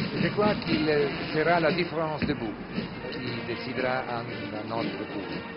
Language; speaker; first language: French; non-native, fluent; Italian